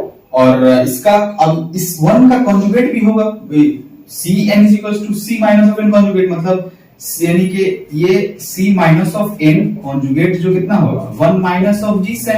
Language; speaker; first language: Hindi; native; Hindi